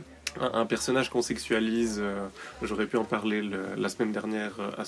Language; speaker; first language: French; native; French